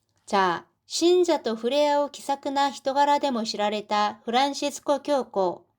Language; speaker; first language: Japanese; non-native, fluent; Korean